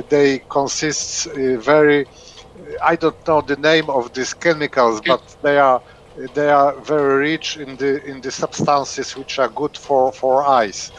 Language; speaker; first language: English; non-native, fluent; Polish